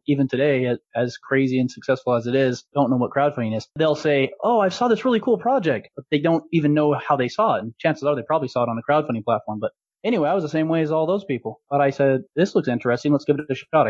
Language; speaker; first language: English; native; English